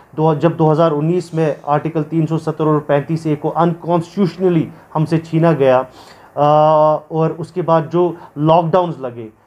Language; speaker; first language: Hindi; non-native, local second language; Kashmiri